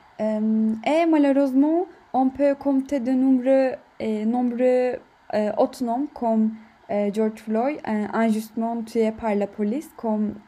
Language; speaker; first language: French; non-native, learner; Turkish